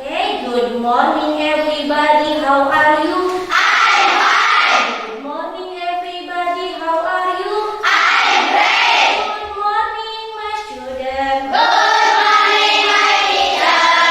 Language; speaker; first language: English; non-native, learner; Indonesian